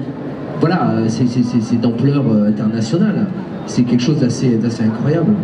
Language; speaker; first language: French; native; French